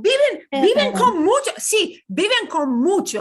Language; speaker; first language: Spanish; non-native, fluent; English